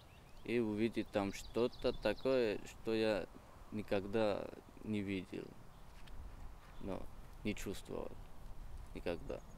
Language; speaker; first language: Russian; non-native, learner; Georgian